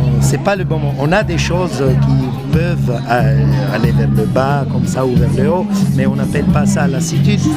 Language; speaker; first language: French; non-native, fluent; Italian